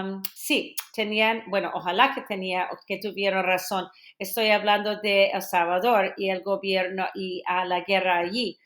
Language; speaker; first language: Spanish; non-native, fluent; English